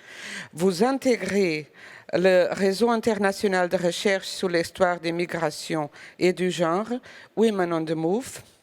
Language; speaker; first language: French; non-native, fluent; Portuguese